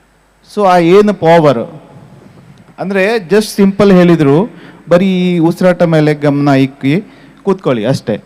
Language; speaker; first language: Kannada; non-native, fluent; Hindi